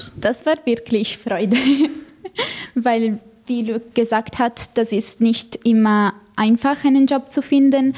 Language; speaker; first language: German; non-native, fluent; Italian